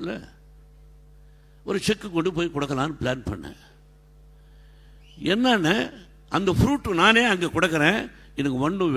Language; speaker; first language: Tamil; non-native, learner; Telugu